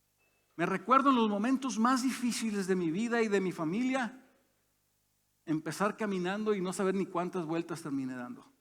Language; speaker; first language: Spanish; native; Spanish